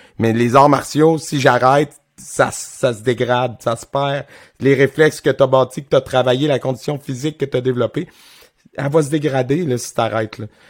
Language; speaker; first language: French; native; French